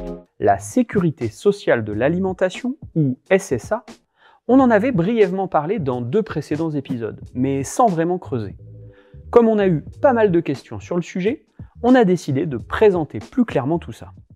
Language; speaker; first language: French; native; French